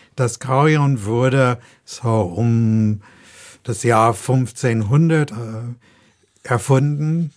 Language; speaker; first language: German; non-native, fluent; English